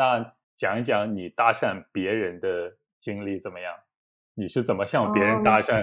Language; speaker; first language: Chinese; native; Chinese